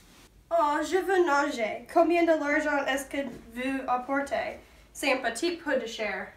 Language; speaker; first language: French; non-native, learner; English